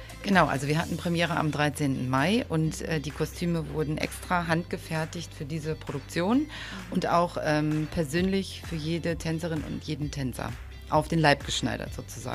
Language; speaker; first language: German; native; German